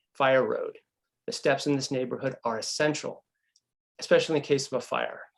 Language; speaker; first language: English; native; English